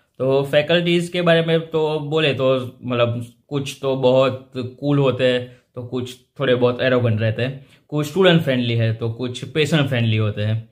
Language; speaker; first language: Hindi; non-native, local second language; Gujarati